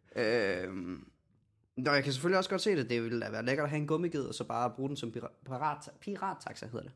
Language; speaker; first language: Danish; native; Danish